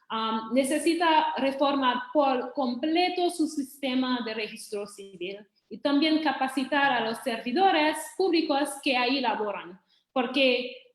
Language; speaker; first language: Spanish; non-native, fluent; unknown